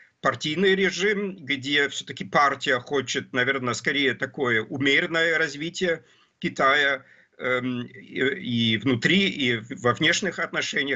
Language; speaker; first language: Russian; non-native, fluent; German